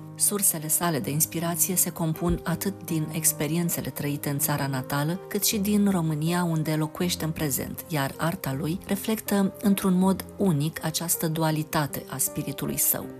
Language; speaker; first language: Romanian; native; Romanian